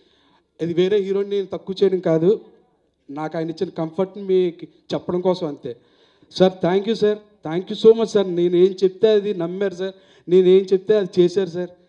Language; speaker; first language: Telugu; native; Telugu